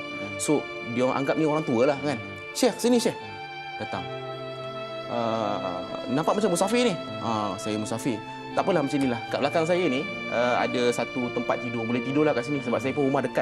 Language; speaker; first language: Malay; native; Malay